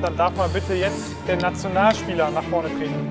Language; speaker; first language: German; native; German